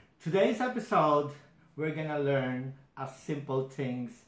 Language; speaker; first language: English; non-native, fluent; Filipino